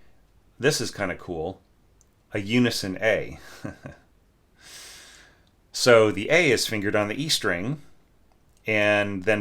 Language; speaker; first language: English; native; English